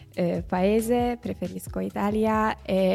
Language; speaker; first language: Italian; non-native, learner; Hungarian